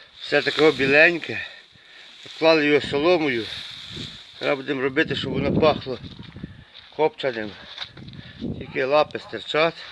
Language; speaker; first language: Ukrainian; native; Ukrainian